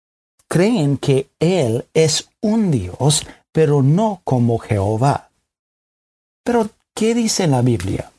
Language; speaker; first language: Spanish; non-native, fluent; English